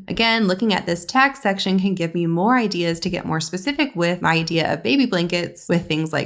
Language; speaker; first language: English; native; English